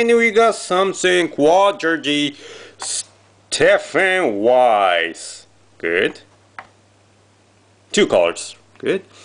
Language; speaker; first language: English; non-native, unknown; Japanese